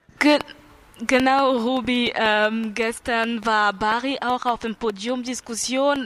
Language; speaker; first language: German; non-native, fluent; French